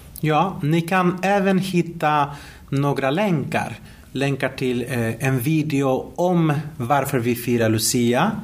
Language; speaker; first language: Swedish; non-native, fluent; Spanish